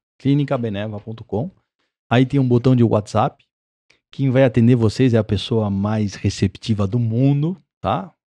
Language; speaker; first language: Portuguese; early bilingual, other home language; Spanish